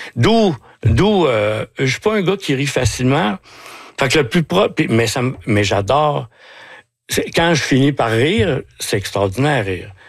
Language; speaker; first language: French; native; French